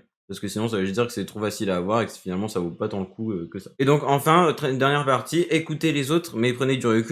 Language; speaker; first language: French; native; French